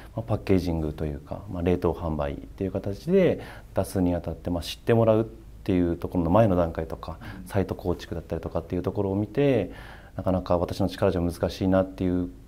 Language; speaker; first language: Japanese; native; Japanese